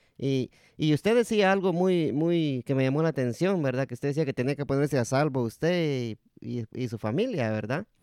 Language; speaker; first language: Spanish; native; Spanish